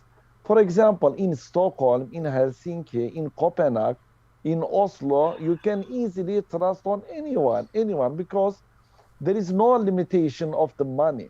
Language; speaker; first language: English; non-native, learner; Turkish